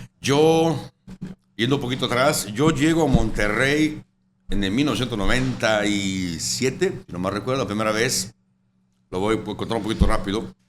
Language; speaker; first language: Spanish; non-native, fluent; Italian